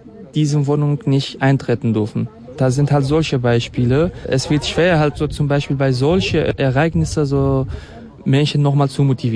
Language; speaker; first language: German; non-native, fluent; Kurdish